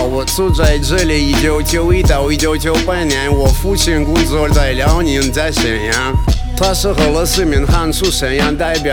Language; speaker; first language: Chinese; non-native, learner; Russian